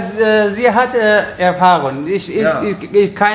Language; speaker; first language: German; non-native, learner; Pashto